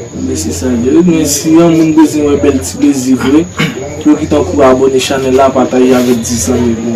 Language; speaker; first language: French; non-native, learner; Haitian Creole